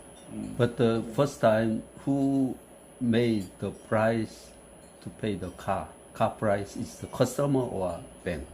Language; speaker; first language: English; non-native, learner; Korean